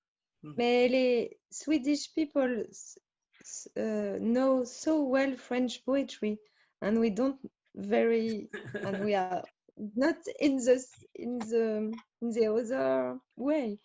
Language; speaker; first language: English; non-native, learner; French